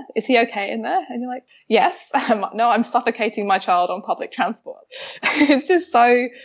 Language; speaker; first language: English; native; English